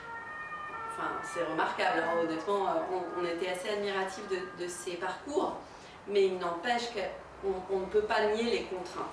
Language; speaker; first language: French; native; French